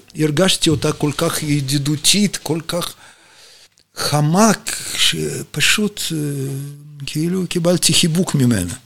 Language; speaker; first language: Hebrew; non-native, fluent; Russian